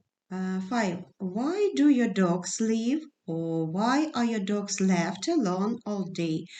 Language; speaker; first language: English; non-native, fluent; Ukrainian